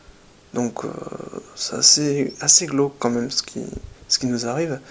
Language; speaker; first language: French; native; French